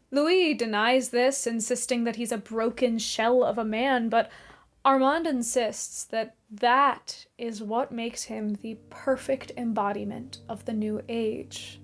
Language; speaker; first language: English; native; English